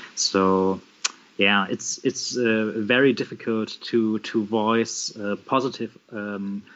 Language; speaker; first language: English; non-native, fluent; German